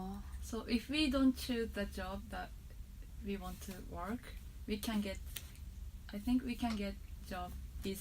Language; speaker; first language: English; non-native, fluent; Japanese